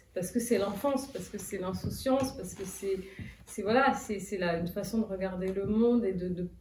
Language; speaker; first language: French; native; French